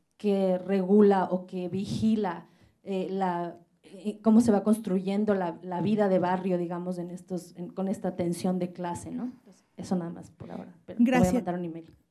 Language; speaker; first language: Spanish; native; Spanish